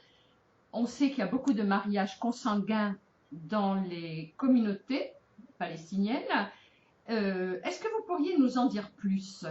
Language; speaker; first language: French; native; French